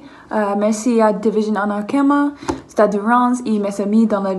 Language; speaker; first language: French; non-native, learner; English